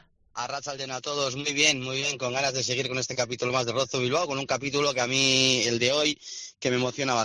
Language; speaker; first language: Spanish; native; Spanish